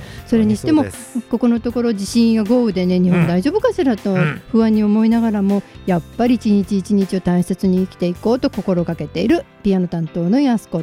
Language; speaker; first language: Japanese; native; Japanese